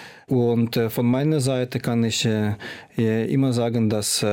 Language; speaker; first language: German; non-native, fluent; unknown